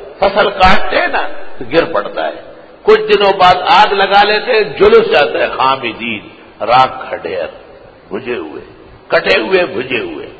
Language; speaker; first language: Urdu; non-native, local second language; Pashto